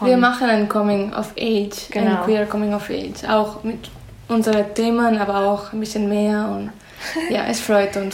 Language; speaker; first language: German; non-native, fluent; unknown